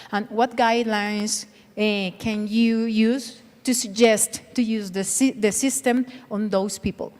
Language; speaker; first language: English; non-native, learner; Spanish